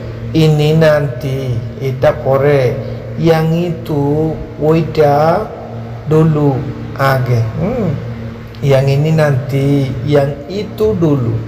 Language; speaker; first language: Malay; non-native, fluent; Bangla